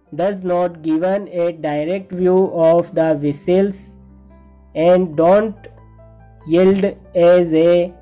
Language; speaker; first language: English; non-native, local second language; Hindi